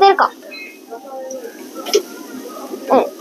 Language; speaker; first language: Japanese; early bilingual, heritage; Japanese